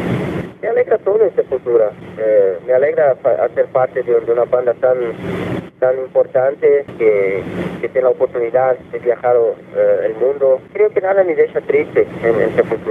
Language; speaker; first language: Spanish; non-native, fluent; Portuguese